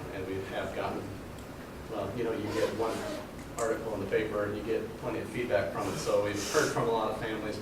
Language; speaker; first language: English; native; English